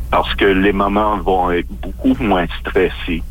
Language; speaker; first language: French; non-native, local second language; English